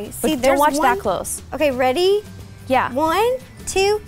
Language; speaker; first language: English; native; English